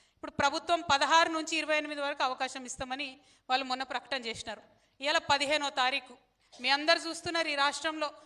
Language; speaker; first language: Telugu; native; Telugu